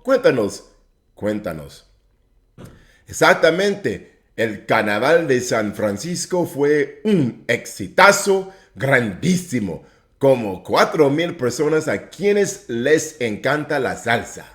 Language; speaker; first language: Spanish; non-native, fluent; English